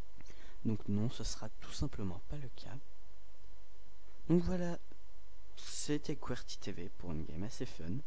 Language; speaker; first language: French; native; French